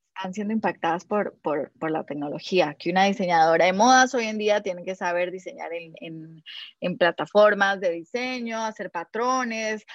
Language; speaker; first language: Spanish; native; Spanish